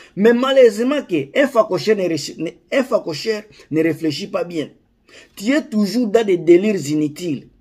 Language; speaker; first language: French; non-native, local second language; Lingala